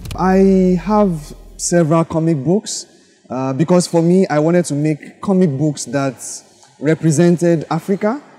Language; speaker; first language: English; non-native, local second language; Yoruba